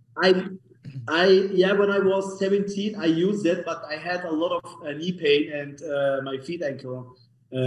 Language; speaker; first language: English; non-native, learner; German